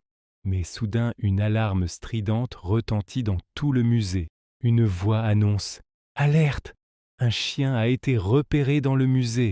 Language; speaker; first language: French; native; French